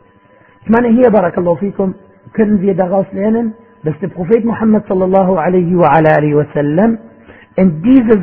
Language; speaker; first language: German; non-native, fluent; Arabic